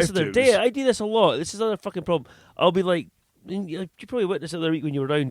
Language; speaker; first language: English; native; English